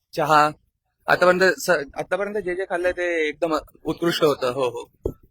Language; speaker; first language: Marathi; native; Marathi